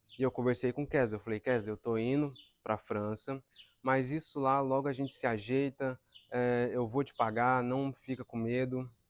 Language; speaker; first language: Portuguese; native; Portuguese